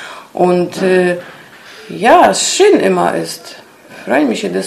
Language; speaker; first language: German; non-native, learner; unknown